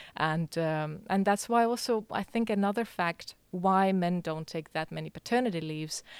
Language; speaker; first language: English; non-native, fluent; Estonian